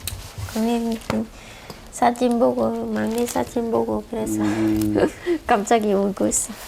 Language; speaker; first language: Korean; non-native, learner; Vietnamese